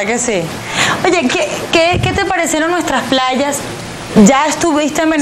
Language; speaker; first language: Spanish; native; Spanish